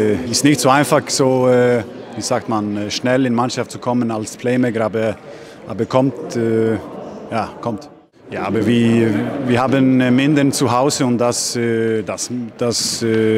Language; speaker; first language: German; non-native, learner; Icelandic